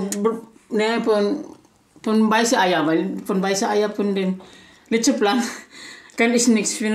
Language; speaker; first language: German; non-native, learner; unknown